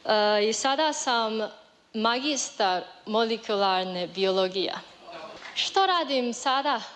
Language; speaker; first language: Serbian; non-native, learner; Chinese